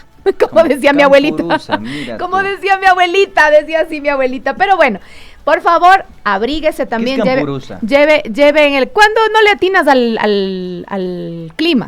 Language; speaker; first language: Spanish; native; Spanish